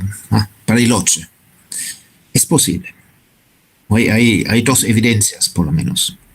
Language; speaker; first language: Spanish; non-native, fluent; German